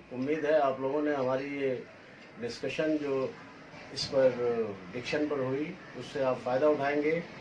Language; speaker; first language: Hindi; native; Hindi